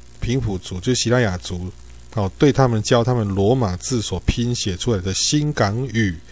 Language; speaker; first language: Chinese; native; Chinese